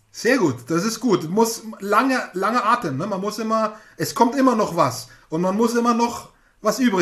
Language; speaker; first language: German; native; German